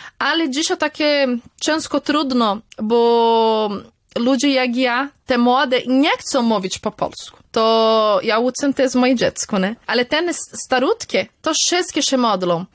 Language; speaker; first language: Polish; early bilingual, heritage; Polish